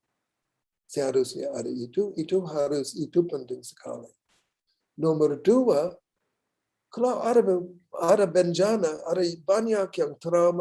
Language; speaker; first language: Indonesian; non-native, learner; English